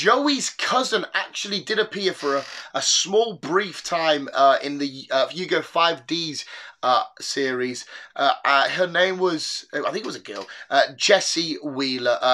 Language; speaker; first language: English; native; English